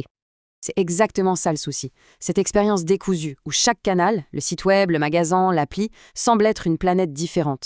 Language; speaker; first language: French; native; French